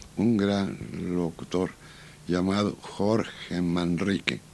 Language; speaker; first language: Spanish; native; Spanish